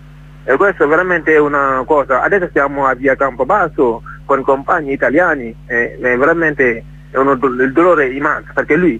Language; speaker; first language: Italian; non-native, fluent; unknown